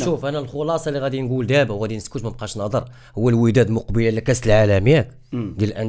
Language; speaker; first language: Arabic; native; Arabic